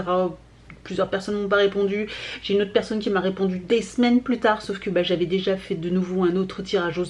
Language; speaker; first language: French; native; French